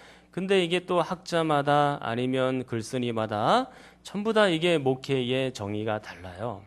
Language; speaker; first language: Korean; native; Korean